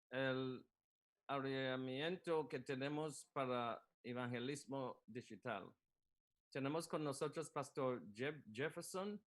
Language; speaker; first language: Spanish; non-native, learner; English